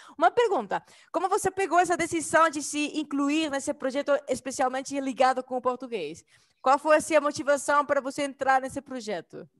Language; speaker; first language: Portuguese; non-native, fluent; Spanish